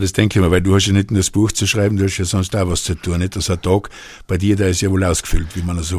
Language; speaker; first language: German; native; German